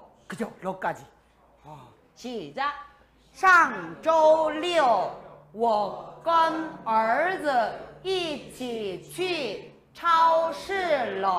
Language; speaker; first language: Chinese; non-native, fluent; Korean